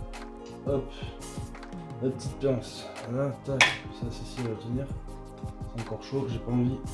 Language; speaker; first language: French; native; French